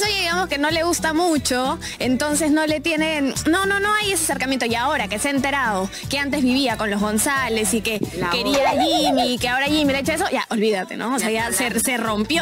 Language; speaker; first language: Spanish; native; Spanish